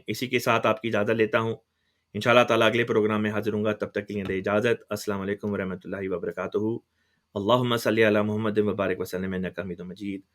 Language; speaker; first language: Urdu; native; Urdu